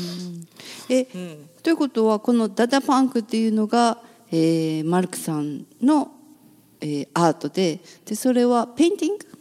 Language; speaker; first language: Japanese; native; Japanese